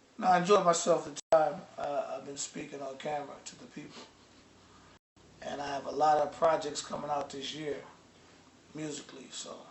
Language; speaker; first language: English; native; English